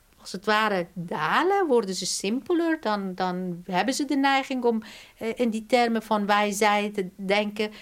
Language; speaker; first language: Dutch; non-native, fluent; Persian